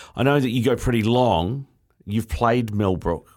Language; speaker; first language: English; native; English